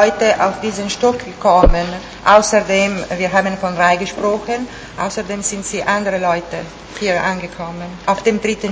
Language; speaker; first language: German; non-native, fluent; Italian